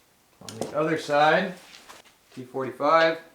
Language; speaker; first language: English; native; English